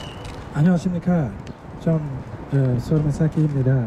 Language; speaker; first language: Korean; non-native, learner; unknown